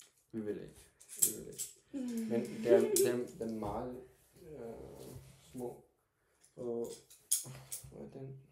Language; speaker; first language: Danish; non-native, learner; Turkish